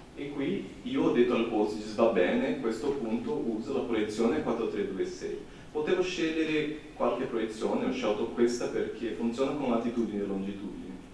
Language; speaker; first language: Italian; non-native, fluent; Portuguese